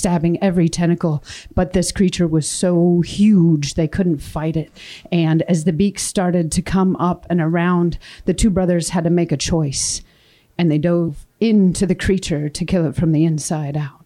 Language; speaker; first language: English; native; English